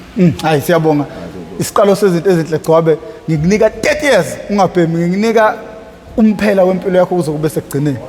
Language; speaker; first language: Zulu; native; Zulu